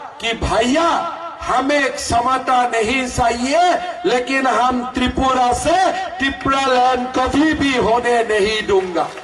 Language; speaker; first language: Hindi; non-native, local second language; Bangla